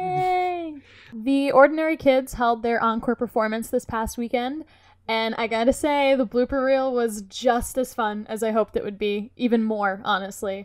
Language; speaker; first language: English; native; English